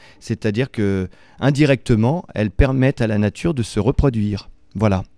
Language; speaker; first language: French; native; French